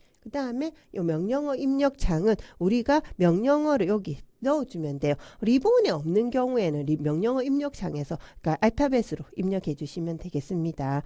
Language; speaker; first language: Korean; native; Korean